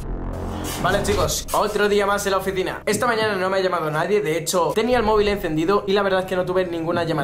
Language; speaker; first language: Spanish; native; Spanish